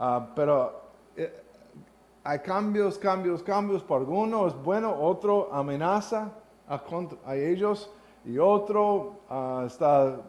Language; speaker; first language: Spanish; non-native, learner; English